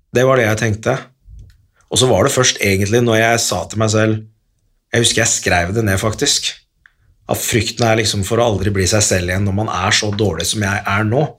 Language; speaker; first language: Norwegian; early bilingual, other home language; Arabic